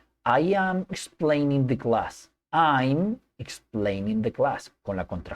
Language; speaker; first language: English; non-native, fluent; Spanish